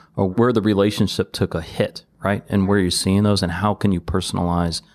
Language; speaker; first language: English; native; English